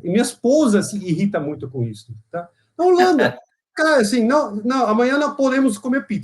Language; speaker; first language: Portuguese; non-native, fluent; Dutch